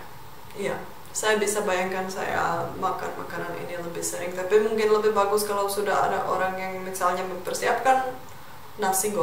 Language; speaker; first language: Indonesian; non-native, fluent; Czech